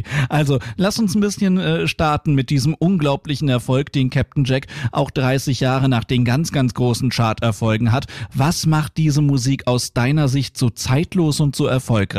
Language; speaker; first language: German; native; German